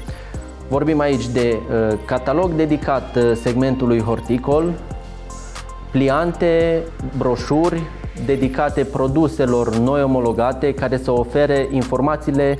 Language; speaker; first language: Romanian; native; Romanian